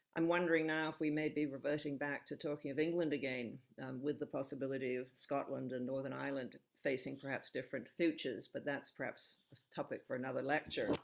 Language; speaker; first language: English; native; English